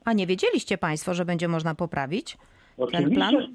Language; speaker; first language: Polish; native; Polish